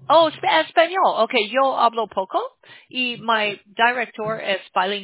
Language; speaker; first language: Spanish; non-native, learner; English